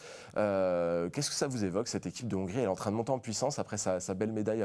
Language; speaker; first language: French; native; French